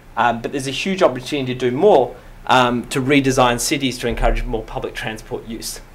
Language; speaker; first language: English; native; English